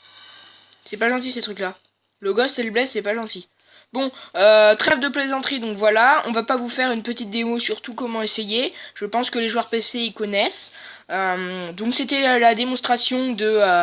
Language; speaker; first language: French; native; French